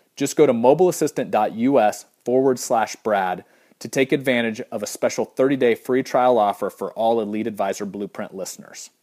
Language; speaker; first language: English; native; English